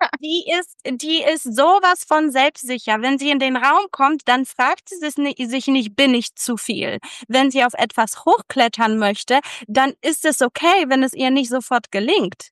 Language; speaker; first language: German; early bilingual, other home language; Polish